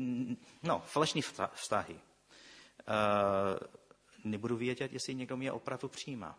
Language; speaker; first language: Czech; non-native, fluent; English